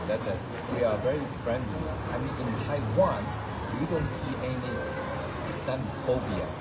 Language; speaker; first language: English; non-native, fluent; Chinese